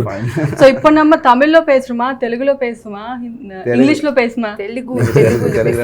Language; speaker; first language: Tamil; non-native, learner; Telugu